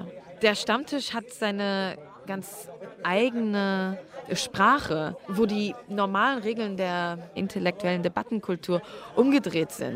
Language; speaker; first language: German; native; German